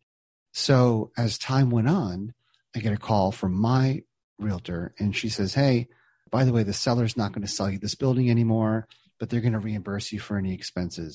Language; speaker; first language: English; native; English